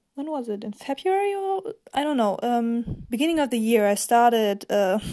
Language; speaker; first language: English; non-native, fluent; German